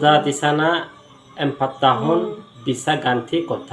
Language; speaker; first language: Indonesian; non-native, learner; Turkish